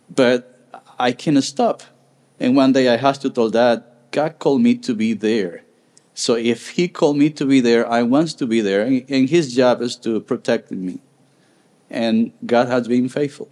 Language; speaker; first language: English; non-native, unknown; Spanish